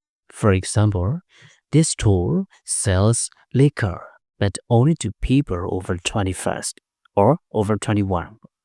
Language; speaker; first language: English; non-native, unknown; Burmese